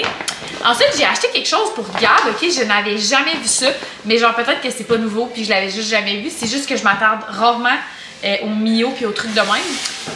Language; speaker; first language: French; native; French